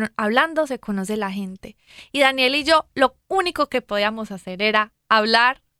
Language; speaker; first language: Spanish; native; Spanish